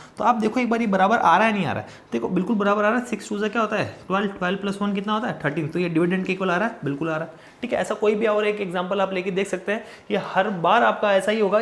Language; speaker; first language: Hindi; native; Hindi